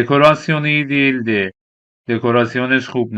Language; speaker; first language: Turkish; non-native, fluent; Persian